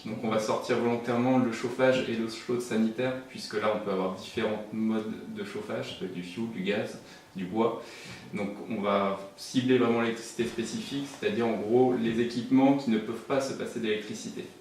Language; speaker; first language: French; native; French